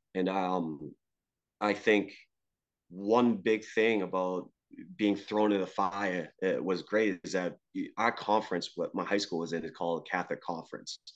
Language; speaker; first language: English; native; English